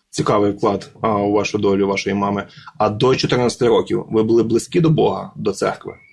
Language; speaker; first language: Ukrainian; native; Ukrainian